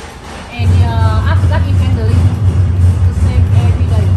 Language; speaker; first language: English; non-native, learner; Vietnamese